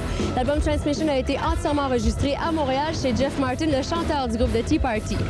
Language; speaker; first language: French; native; French